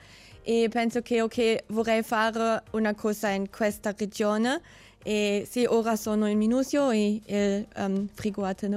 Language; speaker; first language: Italian; non-native, learner; German